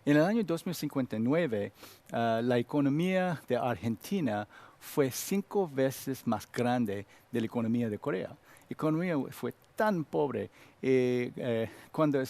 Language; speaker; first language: Spanish; non-native, learner; Korean